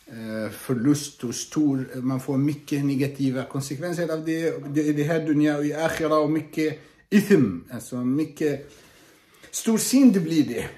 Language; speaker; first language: Swedish; non-native, fluent; Arabic